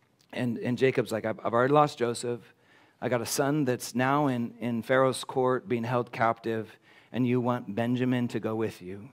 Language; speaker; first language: English; native; English